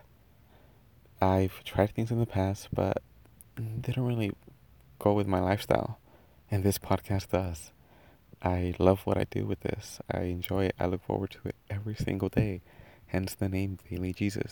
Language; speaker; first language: English; early bilingual, other home language; Spanish